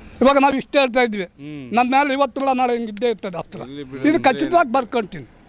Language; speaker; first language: Kannada; native; Kannada